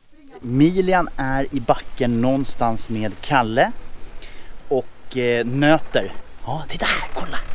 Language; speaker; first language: Swedish; native; Swedish